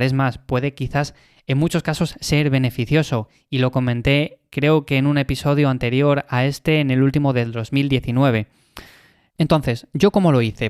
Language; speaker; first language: Spanish; native; Spanish